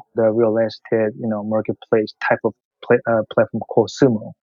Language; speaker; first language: English; non-native, fluent; Korean